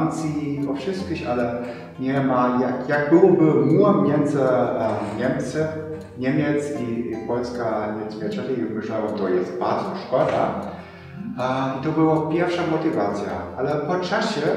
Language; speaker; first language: Polish; non-native, learner; German